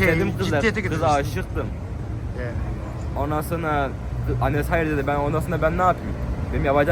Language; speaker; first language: Turkish; early bilingual, heritage; Turkish